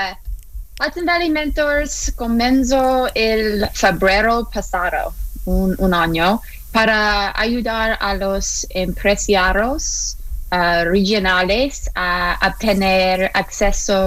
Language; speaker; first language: Spanish; non-native, learner; English